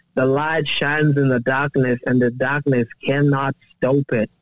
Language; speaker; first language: English; non-native, local second language; Ganda